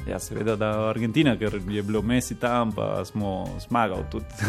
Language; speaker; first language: Slovenian; non-native, learner; Spanish